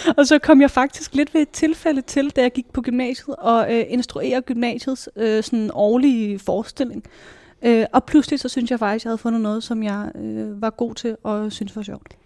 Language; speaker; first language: Danish; native; Danish